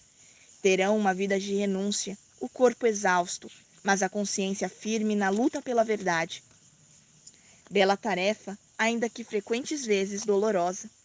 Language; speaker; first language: Portuguese; native; Portuguese